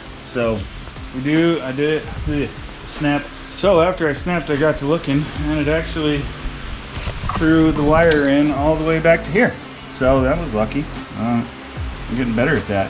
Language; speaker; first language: English; native; English